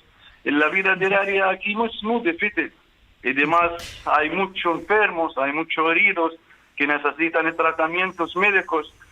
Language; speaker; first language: Spanish; non-native, fluent; Arabic